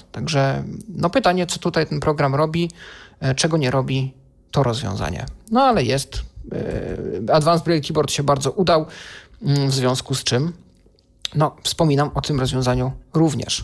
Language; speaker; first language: Polish; native; Polish